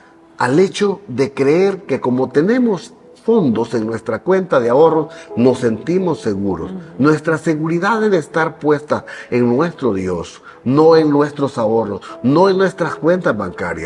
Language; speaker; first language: Spanish; native; Spanish